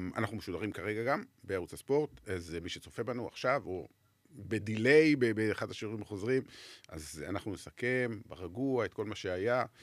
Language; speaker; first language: Hebrew; native; Hebrew